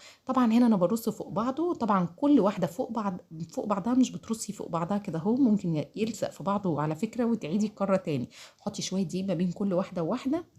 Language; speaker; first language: Arabic; native; Arabic